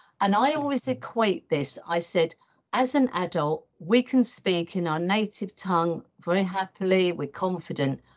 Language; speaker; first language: English; native; English